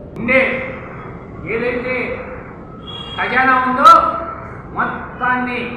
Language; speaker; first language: Telugu; native; Telugu